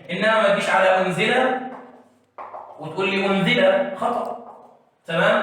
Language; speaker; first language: Arabic; native; Arabic